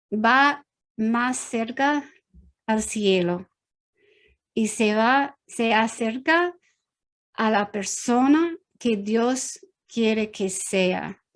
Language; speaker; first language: Spanish; non-native, learner; English